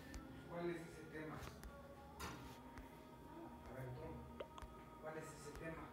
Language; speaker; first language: Spanish; native; Spanish